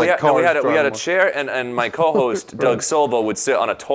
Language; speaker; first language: English; native; English